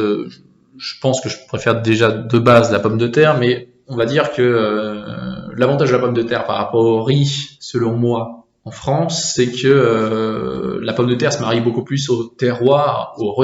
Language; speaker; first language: French; native; French